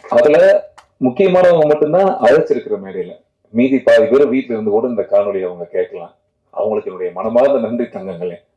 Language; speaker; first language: Tamil; native; Tamil